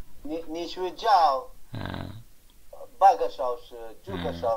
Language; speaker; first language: Chinese; non-native, learner; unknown